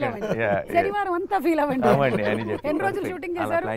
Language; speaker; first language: Telugu; native; Telugu